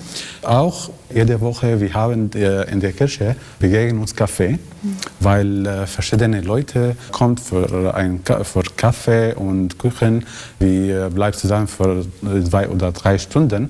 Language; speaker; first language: German; non-native, learner; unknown